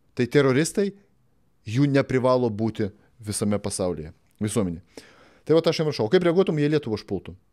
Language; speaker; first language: Lithuanian; native; Lithuanian